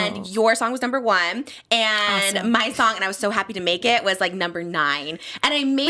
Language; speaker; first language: English; native; English